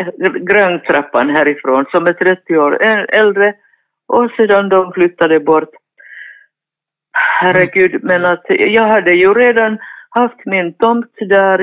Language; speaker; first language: Swedish; non-native, fluent; Finnish